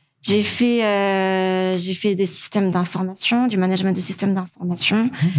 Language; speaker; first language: French; non-native, local second language; Malagasy